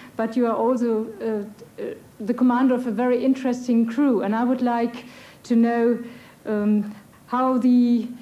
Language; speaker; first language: English; non-native, fluent; German